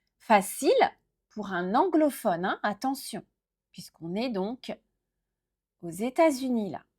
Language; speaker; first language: French; native; French